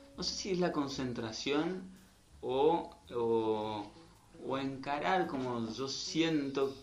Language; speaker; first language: Spanish; native; Spanish